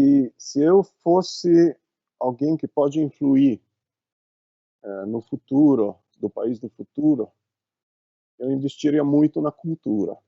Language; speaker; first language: Portuguese; non-native, fluent; Italian